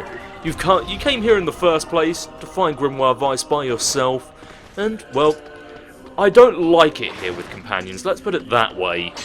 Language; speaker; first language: English; native; English